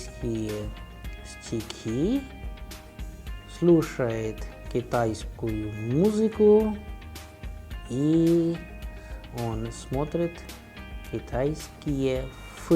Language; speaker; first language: Russian; non-native, fluent; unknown